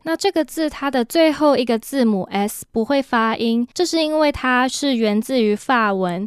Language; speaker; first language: Chinese; native; Chinese